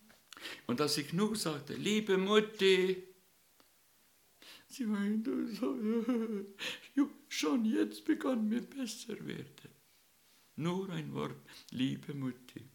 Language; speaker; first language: German; non-native, learner; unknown